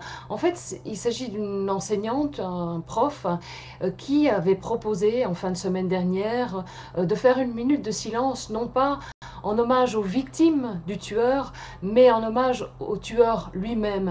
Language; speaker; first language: French; native; French